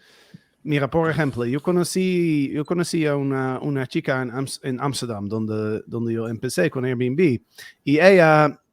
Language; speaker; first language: Spanish; non-native, fluent; Dutch